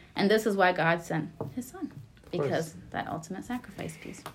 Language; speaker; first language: English; native; English